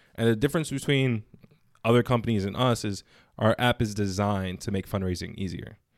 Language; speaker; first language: English; native; English